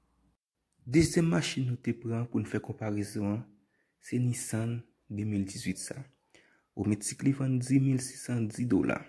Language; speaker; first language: French; non-native, local second language; Haitian Creole